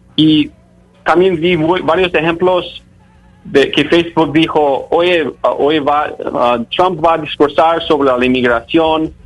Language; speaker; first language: Spanish; non-native, fluent; English